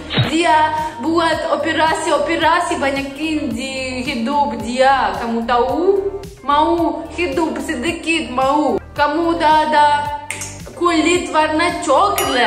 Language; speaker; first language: Indonesian; non-native, learner; Russian